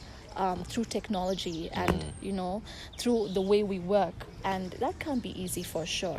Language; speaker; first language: English; non-native, local second language; Tamil